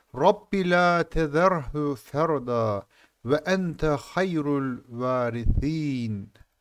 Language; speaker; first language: Arabic; non-native, fluent; Turkish